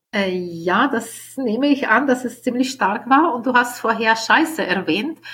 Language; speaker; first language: German; non-native, fluent; Ukrainian